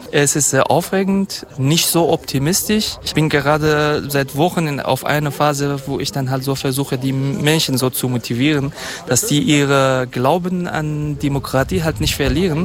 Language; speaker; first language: German; non-native, fluent; Kurdish